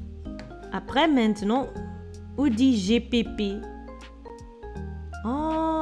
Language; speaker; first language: French; non-native, learner; Dutch